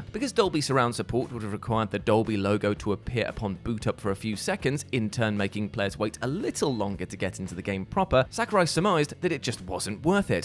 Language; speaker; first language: English; native; English